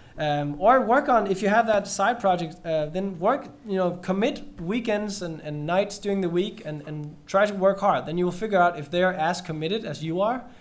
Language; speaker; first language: English; non-native, fluent; Danish